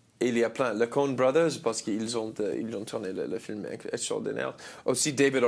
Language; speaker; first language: French; non-native, learner; English